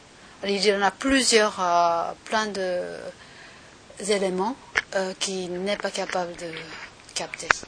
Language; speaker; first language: French; non-native, learner; Japanese